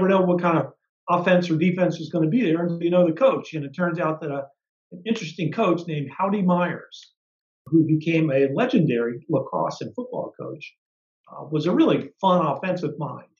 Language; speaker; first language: English; native; English